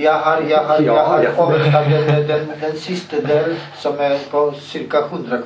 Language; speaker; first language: Norwegian; non-native, learner; Polish